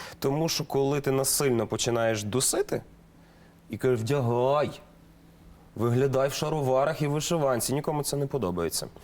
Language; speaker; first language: Ukrainian; native; Ukrainian